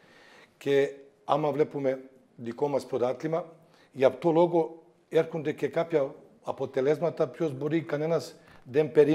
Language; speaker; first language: Greek; non-native, fluent; Serbian